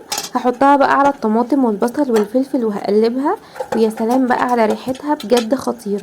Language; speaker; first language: Arabic; native; Arabic